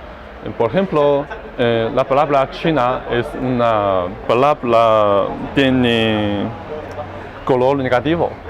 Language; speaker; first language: Spanish; non-native, learner; Chinese